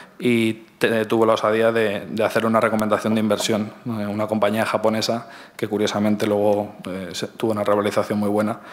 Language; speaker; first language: Spanish; native; Spanish